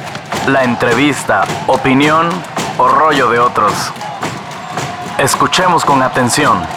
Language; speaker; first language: Spanish; native; Spanish